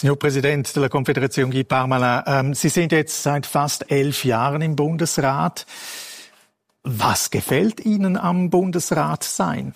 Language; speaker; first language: German; non-native, local second language; Romansh